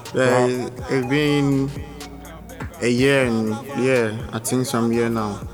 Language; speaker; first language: English; non-native, local second language; Ewe